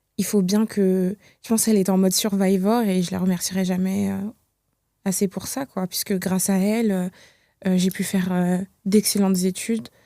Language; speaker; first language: French; early bilingual, other home language; Kinyarwanda